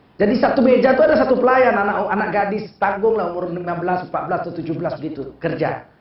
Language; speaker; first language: Indonesian; native; Indonesian